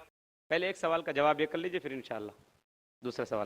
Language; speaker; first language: Hindi; native; Hindi